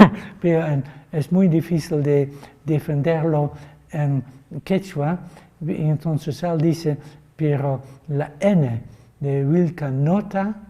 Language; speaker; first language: Spanish; non-native, fluent; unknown